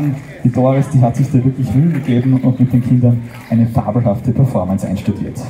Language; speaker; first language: German; native; German